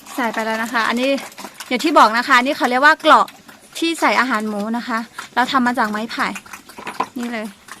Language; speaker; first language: Thai; non-native, local second language; S'gaw Karen